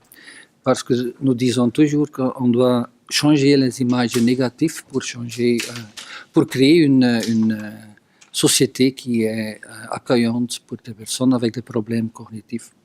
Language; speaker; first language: French; non-native, local second language; Dutch